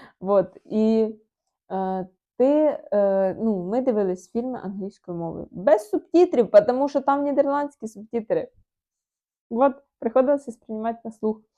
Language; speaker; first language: Ukrainian; non-native, local second language; Russian